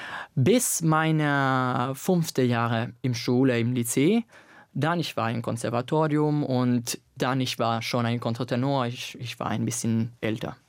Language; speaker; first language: German; non-native, learner; Italian